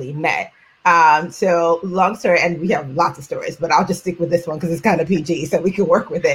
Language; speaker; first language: English; non-native, local second language; Yoruba